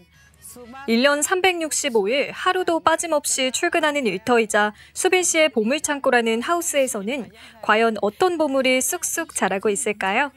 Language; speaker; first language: Korean; native; Korean